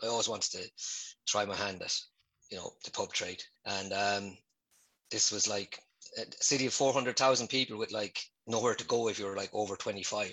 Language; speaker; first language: English; native; English